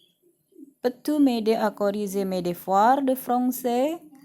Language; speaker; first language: French; non-native, fluent; Indonesian